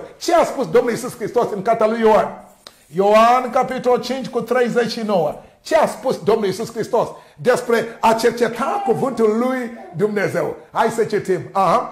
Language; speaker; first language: Romanian; non-native, learner; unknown